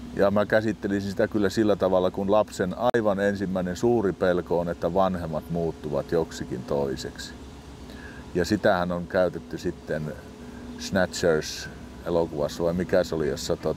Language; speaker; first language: Finnish; native; Finnish